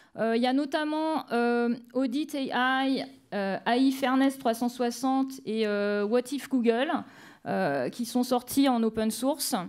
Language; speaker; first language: French; native; French